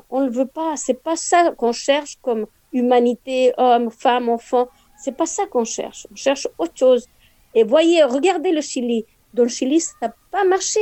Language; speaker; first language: French; non-native, fluent; Spanish